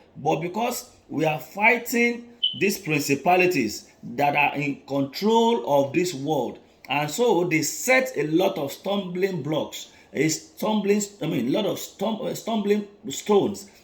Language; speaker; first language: English; non-native, local second language; Yoruba